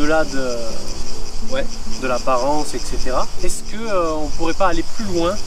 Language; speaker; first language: French; native; French